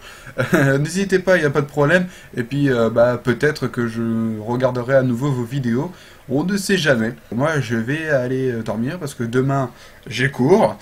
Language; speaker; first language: French; native; French